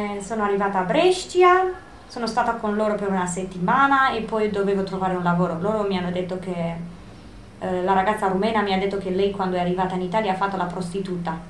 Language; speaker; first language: Italian; non-native, fluent; Romanian